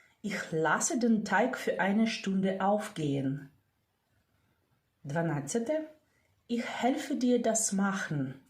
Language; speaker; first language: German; non-native, fluent; Ukrainian